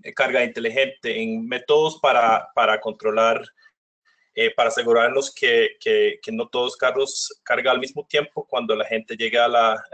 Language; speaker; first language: Spanish; non-native, fluent; Norwegian